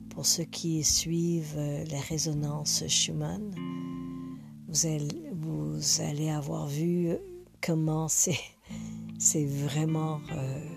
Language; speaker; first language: French; non-native, fluent; English